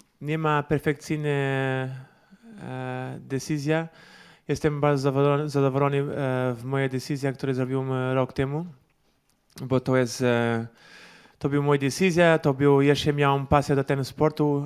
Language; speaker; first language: Polish; non-native, learner; Portuguese